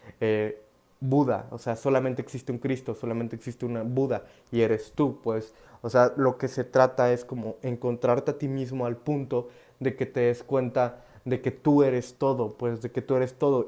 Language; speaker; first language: Spanish; native; Spanish